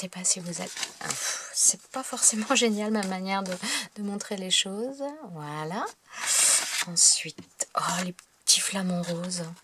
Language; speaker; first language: French; native; French